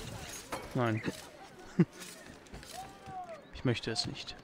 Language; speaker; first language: German; native; German